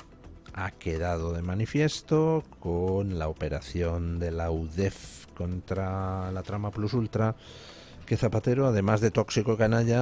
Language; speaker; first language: Spanish; native; Spanish